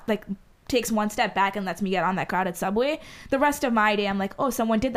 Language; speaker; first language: English; non-native, fluent; Hindi